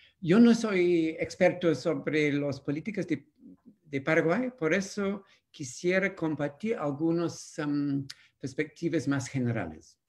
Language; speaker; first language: Spanish; non-native, fluent; English